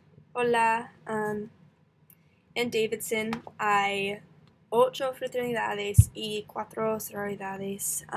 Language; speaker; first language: Spanish; non-native, learner; English